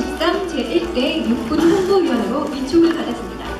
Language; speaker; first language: Korean; native; Korean